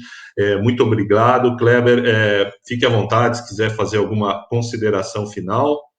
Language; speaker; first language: Portuguese; native; Portuguese